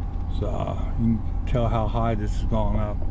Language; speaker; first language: English; native; English